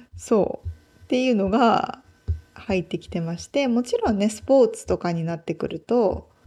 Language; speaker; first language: Japanese; native; Japanese